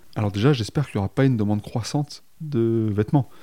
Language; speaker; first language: French; native; French